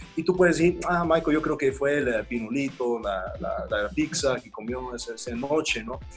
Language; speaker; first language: Spanish; early bilingual, heritage; Spanish